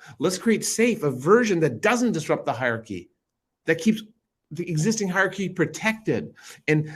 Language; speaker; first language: English; native; English